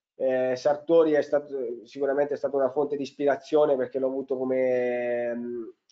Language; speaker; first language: Italian; native; Italian